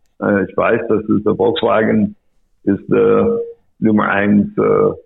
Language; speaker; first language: German; non-native, learner; English